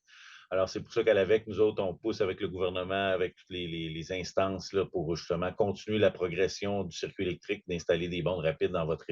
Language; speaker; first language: French; native; French